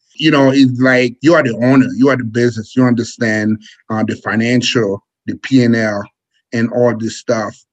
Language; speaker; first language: English; non-native, fluent; Haitian Creole